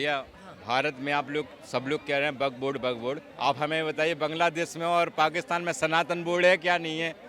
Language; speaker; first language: Hindi; native; Hindi